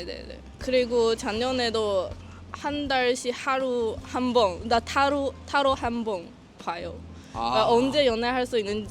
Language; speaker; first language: Korean; non-native, learner; Chinese